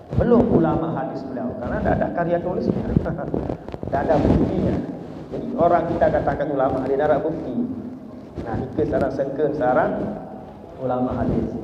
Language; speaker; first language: Malay; non-native, local second language; Sasak